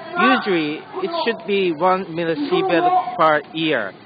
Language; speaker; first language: English; non-native, learner; Japanese